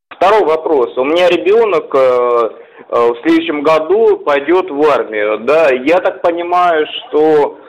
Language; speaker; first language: Russian; native; Russian